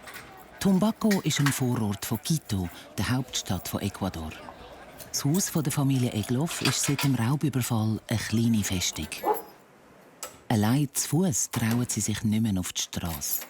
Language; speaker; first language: German; native; German